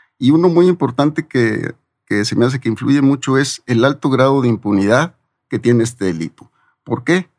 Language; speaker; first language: Spanish; native; Spanish